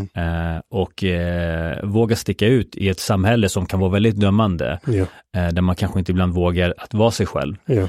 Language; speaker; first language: Swedish; early bilingual, other home language; Spanish